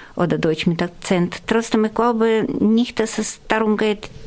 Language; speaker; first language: German; non-native, fluent; Russian